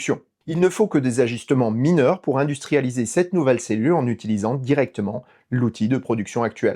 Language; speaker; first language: French; native; French